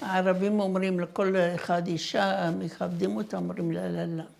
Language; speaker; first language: Hebrew; non-native, fluent; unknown